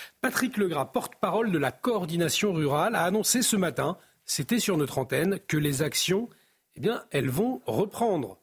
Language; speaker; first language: French; native; French